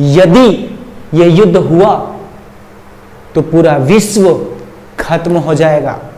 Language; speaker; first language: Hindi; native; Hindi